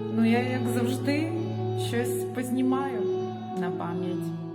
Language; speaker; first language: Ukrainian; native; Ukrainian